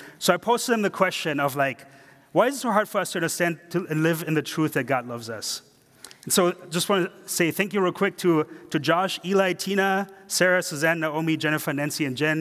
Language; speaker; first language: English; non-native, fluent; German